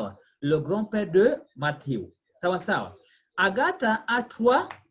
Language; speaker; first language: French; non-native, fluent; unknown